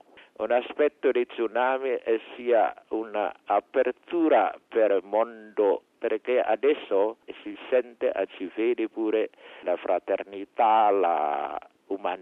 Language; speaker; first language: Italian; non-native, fluent; Indonesian